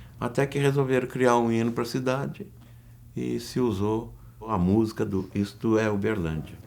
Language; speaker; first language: Portuguese; native; Portuguese